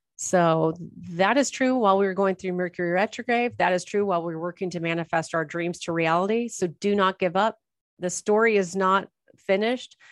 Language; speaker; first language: English; native; English